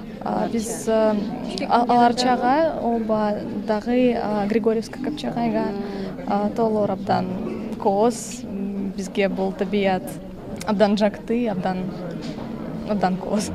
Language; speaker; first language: Kyrgyz; non-native, learner; Russian